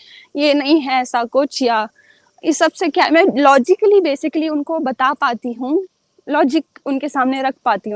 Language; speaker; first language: Hindi; native; Hindi